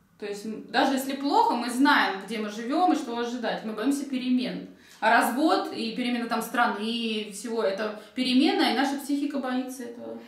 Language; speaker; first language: Russian; native; Russian